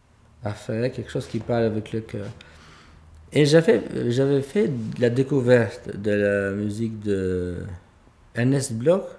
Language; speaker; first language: French; non-native, fluent; Albanian